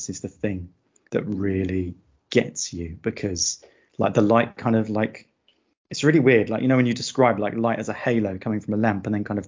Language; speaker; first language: English; native; English